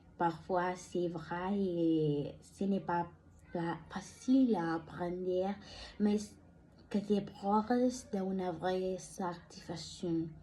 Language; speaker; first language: French; non-native, learner; Spanish